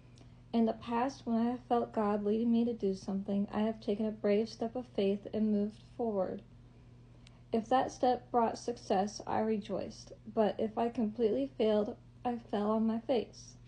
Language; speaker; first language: English; native; English